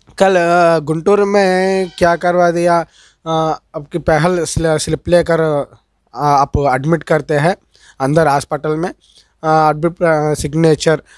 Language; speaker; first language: Hindi; non-native, local second language; Telugu